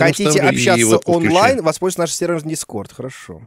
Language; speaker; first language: Russian; native; Russian